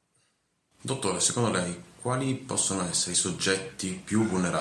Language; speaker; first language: Italian; native; Italian